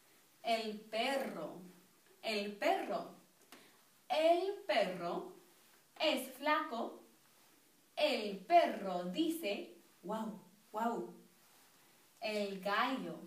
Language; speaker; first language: Spanish; non-native, fluent; English